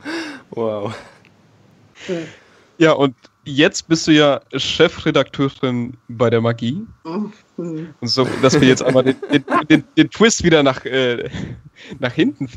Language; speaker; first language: German; native; German